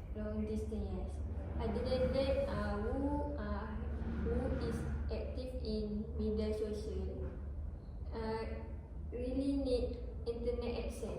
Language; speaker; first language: English; non-native, learner; Malay